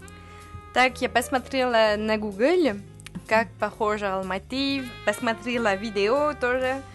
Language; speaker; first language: Russian; non-native, learner; French